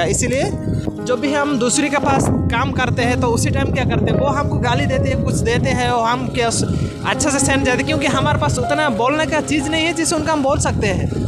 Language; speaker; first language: Hindi; non-native, local second language; Odia